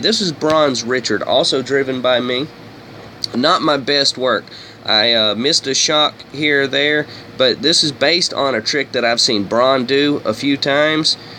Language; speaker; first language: English; native; English